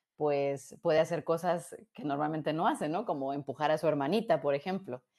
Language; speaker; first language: Spanish; native; Spanish